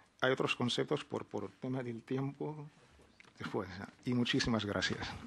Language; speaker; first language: Spanish; non-native, fluent; Arabic